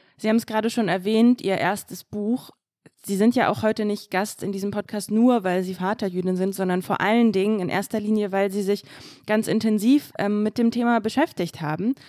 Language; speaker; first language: German; early bilingual, other home language; Russian